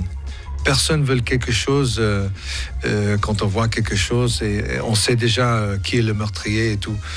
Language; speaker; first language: French; non-native, fluent; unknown